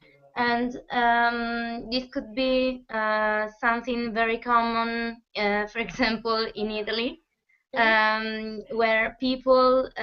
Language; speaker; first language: English; non-native, fluent; Italian